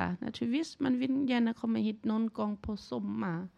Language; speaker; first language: Swedish; non-native, learner; Thai